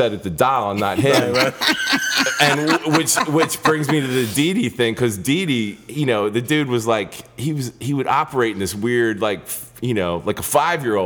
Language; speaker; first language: English; native; English